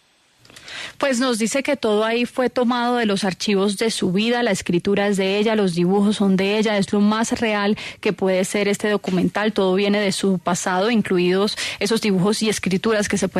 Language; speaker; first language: Spanish; native; Spanish